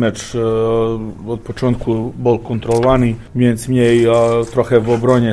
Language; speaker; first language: Polish; non-native, fluent; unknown